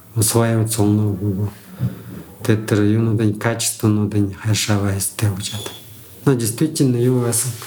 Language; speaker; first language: Russian; non-native, local second language; Buriat